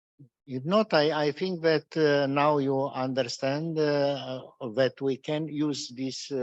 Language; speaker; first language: English; non-native, fluent; Romanian